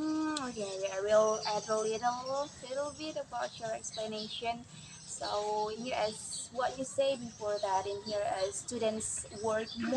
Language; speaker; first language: English; non-native, learner; Indonesian